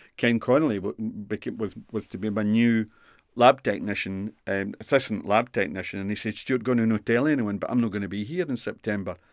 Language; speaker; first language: English; native; English